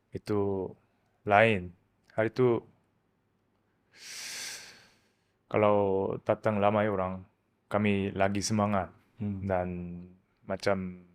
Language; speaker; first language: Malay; non-native, learner; Korean